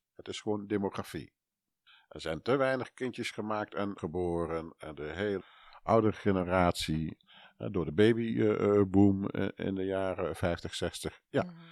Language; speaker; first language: Dutch; native; Dutch